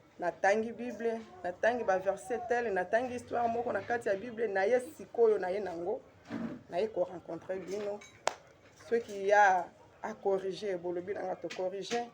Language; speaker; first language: Lingala; non-native, local second language; Swahili